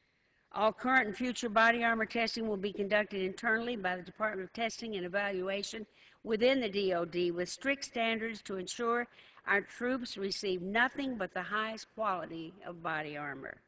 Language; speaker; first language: English; native; English